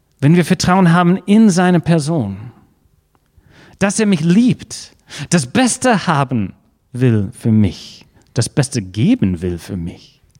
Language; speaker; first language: German; non-native, fluent; English